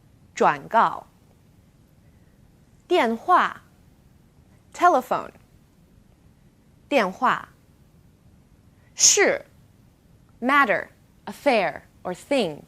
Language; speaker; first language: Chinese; non-native, fluent; English